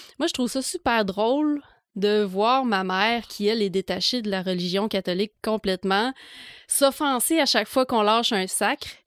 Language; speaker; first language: French; native; French